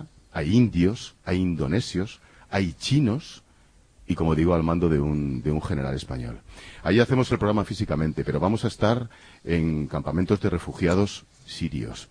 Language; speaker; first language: Spanish; native; Spanish